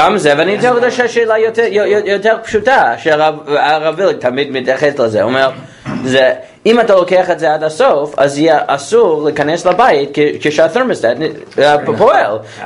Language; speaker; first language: Hebrew; non-native, fluent; English